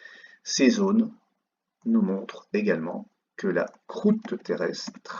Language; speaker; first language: French; native; French